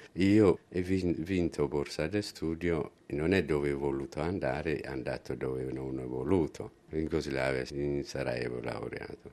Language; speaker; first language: Italian; non-native, learner; Amharic